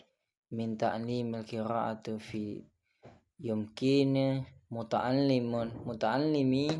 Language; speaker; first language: Arabic; non-native, learner; Indonesian